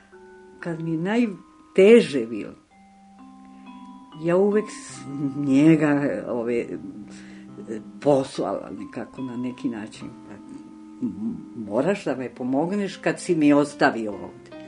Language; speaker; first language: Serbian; non-native, fluent; Spanish